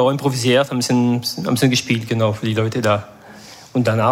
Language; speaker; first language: German; non-native, fluent; French